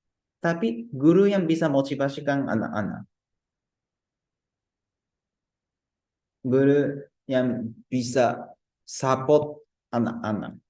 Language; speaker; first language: Indonesian; non-native, fluent; Japanese